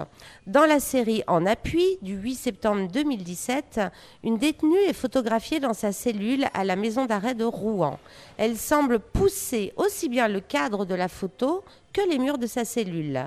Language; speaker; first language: French; native; French